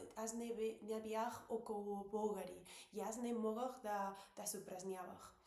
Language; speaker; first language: Bulgarian; non-native, learner; Spanish